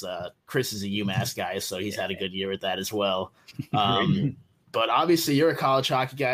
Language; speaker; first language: English; native; English